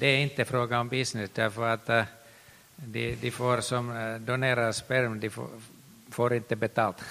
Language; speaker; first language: Swedish; non-native, local second language; Finnish